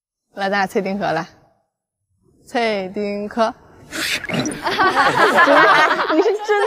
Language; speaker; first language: Chinese; native; Chinese